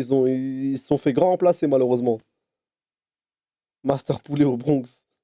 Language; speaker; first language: French; native; French